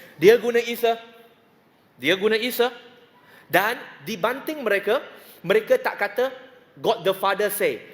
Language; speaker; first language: Malay; non-native, local second language; Chinese